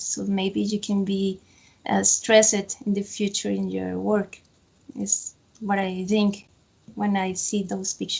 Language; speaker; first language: English; non-native, fluent; Spanish